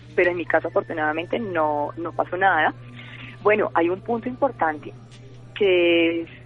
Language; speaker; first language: Spanish; native; Spanish